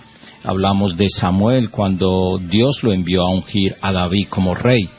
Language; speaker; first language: Spanish; native; Spanish